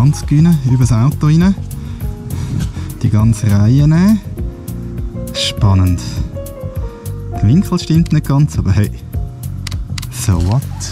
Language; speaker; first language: German; native; German